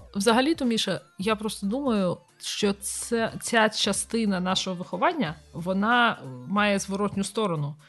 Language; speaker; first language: Ukrainian; non-native, local second language; Russian